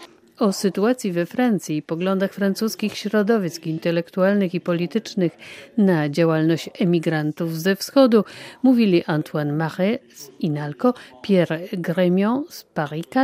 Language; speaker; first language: Polish; native; Polish